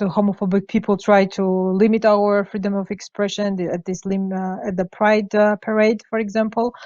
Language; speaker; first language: English; non-native, fluent; Georgian